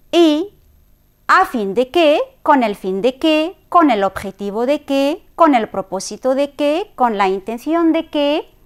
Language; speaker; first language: Spanish; non-native, fluent; Arabic